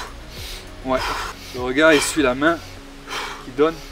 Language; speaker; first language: French; non-native, fluent; Spanish